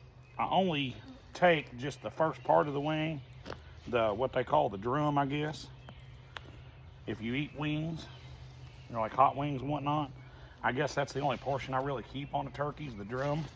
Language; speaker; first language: English; native; English